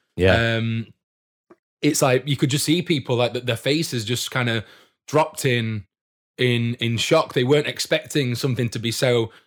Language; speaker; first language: English; native; English